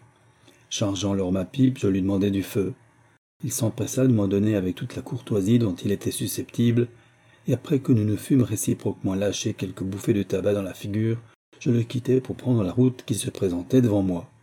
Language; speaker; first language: French; native; French